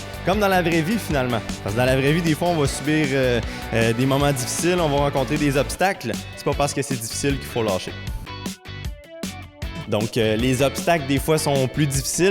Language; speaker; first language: French; native; French